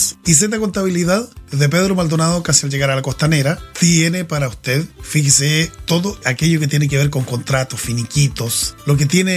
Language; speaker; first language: Spanish; native; Spanish